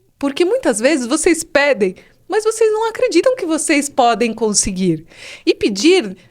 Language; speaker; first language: Portuguese; native; Portuguese